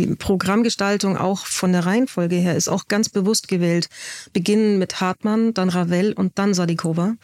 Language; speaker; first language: German; native; German